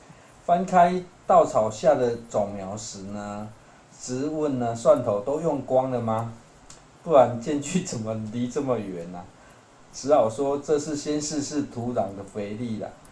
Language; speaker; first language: Chinese; native; Chinese